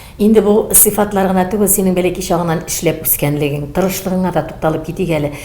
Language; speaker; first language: Tatar; native; Tatar